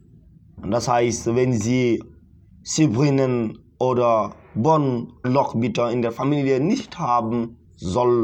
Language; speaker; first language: German; non-native, fluent; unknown